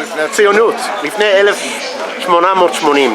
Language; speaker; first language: Hebrew; non-native, fluent; English